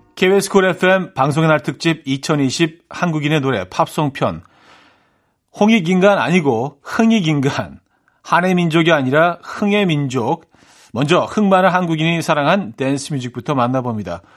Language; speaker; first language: Korean; native; Korean